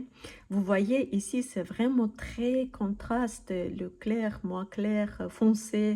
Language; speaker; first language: French; non-native, learner; Russian